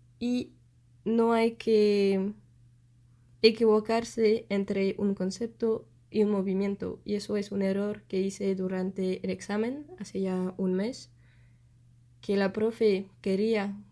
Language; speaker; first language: Spanish; non-native, fluent; French